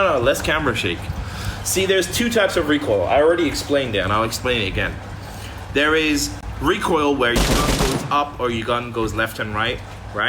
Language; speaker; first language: English; native; English